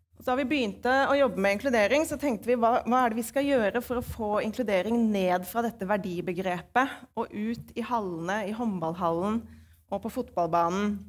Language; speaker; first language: Norwegian; native; Norwegian